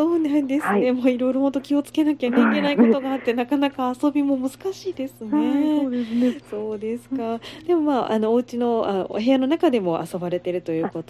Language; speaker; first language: Japanese; native; Japanese